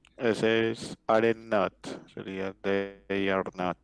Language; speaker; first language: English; non-native, learner; Spanish